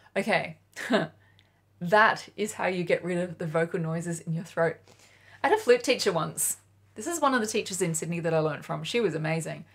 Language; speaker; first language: English; native; English